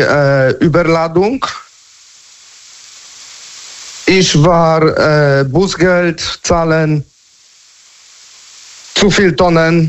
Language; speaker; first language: German; non-native, learner; Polish